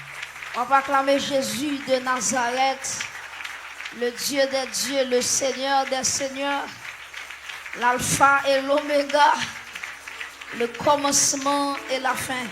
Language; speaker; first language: French; non-native, local second language; Haitian Creole